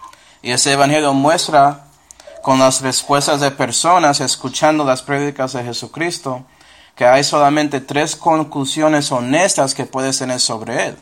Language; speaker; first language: Spanish; non-native, fluent; English